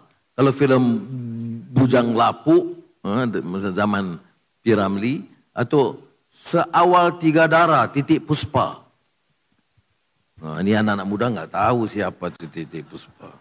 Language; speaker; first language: Malay; native; Malay